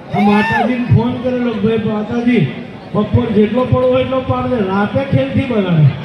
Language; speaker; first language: Gujarati; native; Gujarati